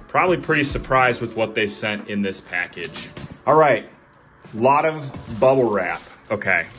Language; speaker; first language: English; native; English